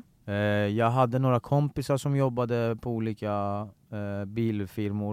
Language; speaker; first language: Swedish; early bilingual, other home language; Persian